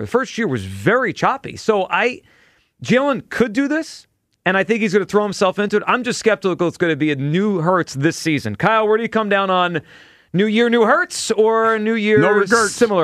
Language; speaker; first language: English; native; English